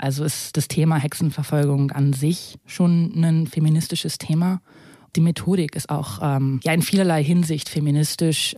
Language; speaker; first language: German; native; German